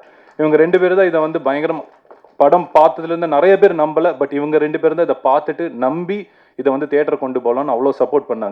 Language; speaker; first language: Tamil; native; Tamil